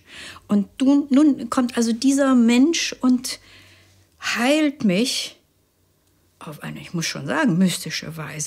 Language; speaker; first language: German; native; German